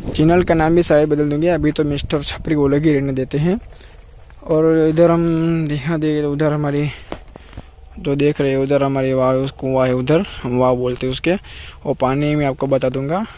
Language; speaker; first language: Hindi; non-native, local second language; Gujarati